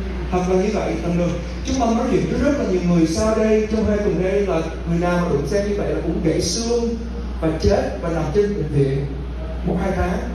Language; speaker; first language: Vietnamese; early bilingual, heritage; Vietnamese